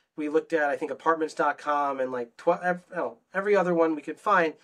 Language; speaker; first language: English; native; English